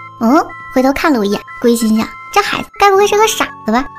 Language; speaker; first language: Chinese; native; Chinese